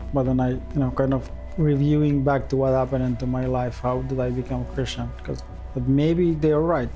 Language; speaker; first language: English; non-native, fluent; Persian